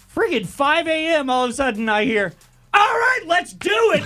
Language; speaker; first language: English; native; English